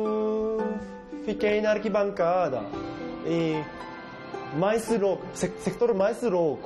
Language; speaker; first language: Portuguese; non-native, fluent; Japanese